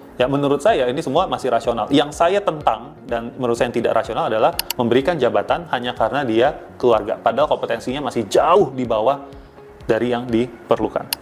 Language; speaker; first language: Indonesian; native; Indonesian